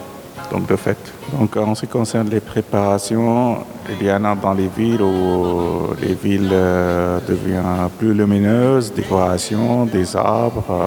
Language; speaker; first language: French; non-native, fluent; Arabic